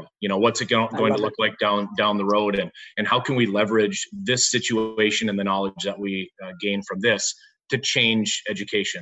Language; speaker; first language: English; native; English